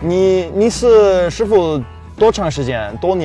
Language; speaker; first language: Chinese; non-native, learner; English